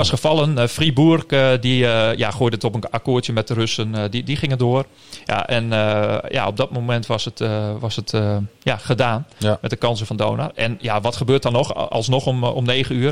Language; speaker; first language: Dutch; native; Dutch